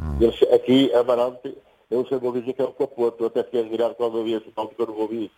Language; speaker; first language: Portuguese; native; Portuguese